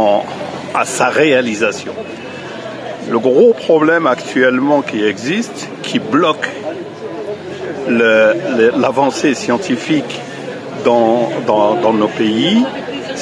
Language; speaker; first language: French; native; French